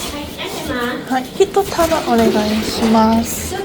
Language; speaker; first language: Japanese; non-native, learner; Korean